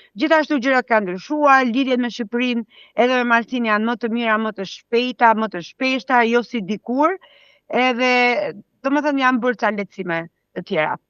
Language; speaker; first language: Albanian; native; Albanian